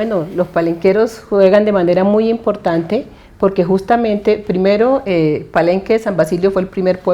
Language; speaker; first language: Spanish; native; Spanish